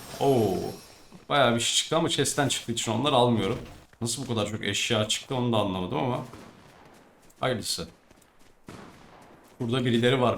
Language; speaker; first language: Turkish; native; Turkish